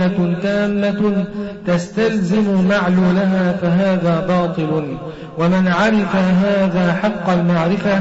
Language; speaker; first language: Arabic; native; Arabic